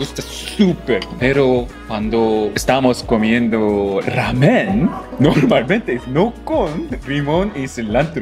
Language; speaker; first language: Spanish; non-native, learner; Korean